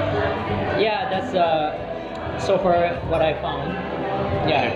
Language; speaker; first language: English; non-native, learner; Japanese